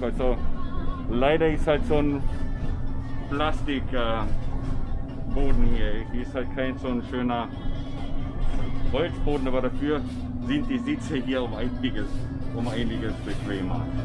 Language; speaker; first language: German; native; German